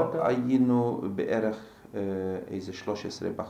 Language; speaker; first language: Hebrew; non-native, fluent; Slovak